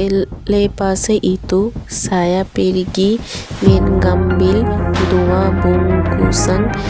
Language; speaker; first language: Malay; non-native, learner; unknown